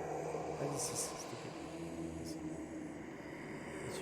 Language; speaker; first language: French; native; French